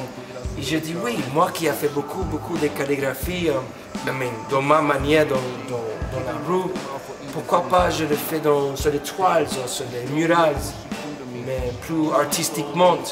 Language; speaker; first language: French; non-native, fluent; English